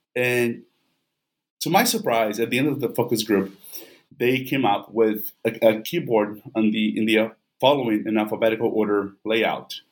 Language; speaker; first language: English; non-native, fluent; Portuguese